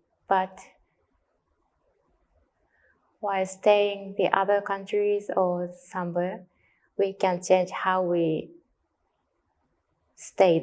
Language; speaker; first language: English; non-native, learner; Japanese